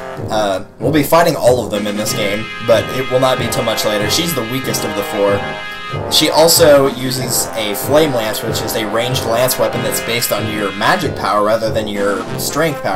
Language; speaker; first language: English; native; English